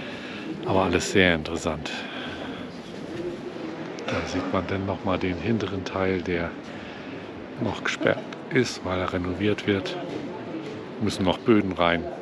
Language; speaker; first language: German; native; German